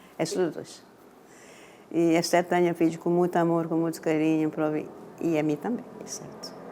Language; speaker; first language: Portuguese; non-native, local second language; Kabuverdianu